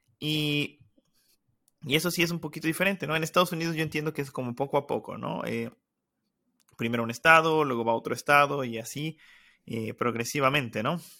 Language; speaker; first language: Spanish; native; Spanish